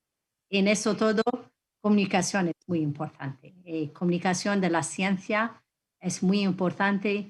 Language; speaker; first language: Spanish; non-native, fluent; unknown